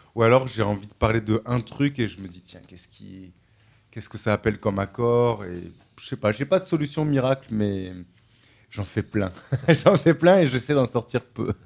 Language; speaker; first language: French; native; French